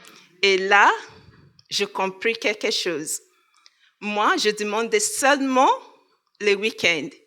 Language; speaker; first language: French; non-native, learner; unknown